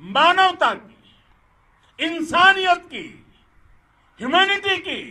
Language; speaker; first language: Hindi; non-native, local second language; Gujarati